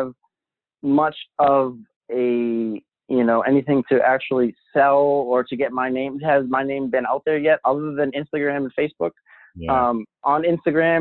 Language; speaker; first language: English; native; English